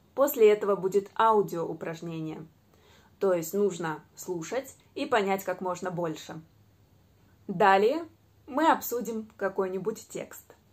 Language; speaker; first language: Russian; native; Russian